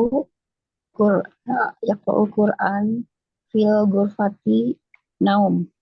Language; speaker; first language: Arabic; non-native, learner; Indonesian